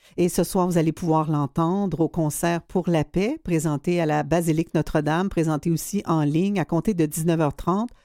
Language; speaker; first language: French; native; French